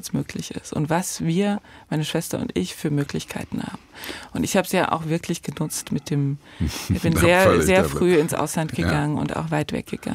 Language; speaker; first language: German; native; German